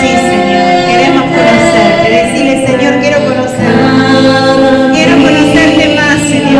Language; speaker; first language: Spanish; native; Spanish